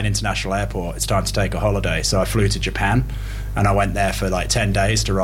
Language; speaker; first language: English; native; English